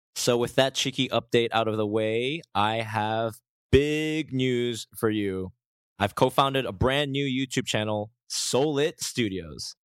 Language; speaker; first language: English; native; English